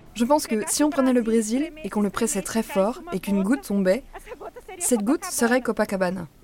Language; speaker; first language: French; non-native, fluent; Portuguese